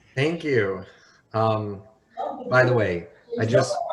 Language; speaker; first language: English; native; English